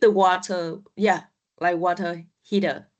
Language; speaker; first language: English; non-native, learner; Vietnamese